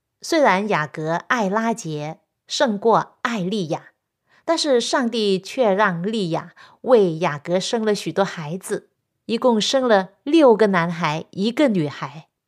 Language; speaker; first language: Chinese; non-native, local second language; Cantonese